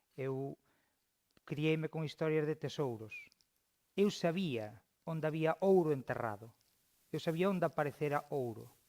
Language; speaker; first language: Galician; native; Galician